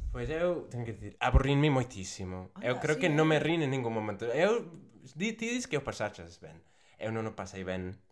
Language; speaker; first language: Galician; non-native, local second language; Spanish